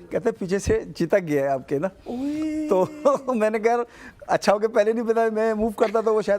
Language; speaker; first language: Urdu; non-native, local second language; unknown